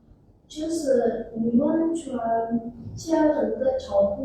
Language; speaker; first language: Chinese; non-native, learner; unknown